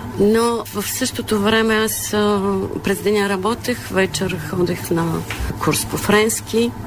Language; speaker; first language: Bulgarian; non-native, local second language; Turkish